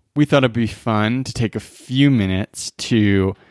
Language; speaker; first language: English; native; English